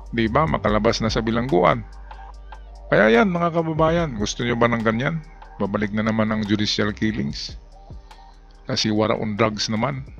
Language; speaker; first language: Filipino; non-native, local second language; Cebuano